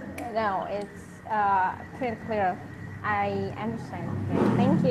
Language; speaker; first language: English; non-native, learner; Indonesian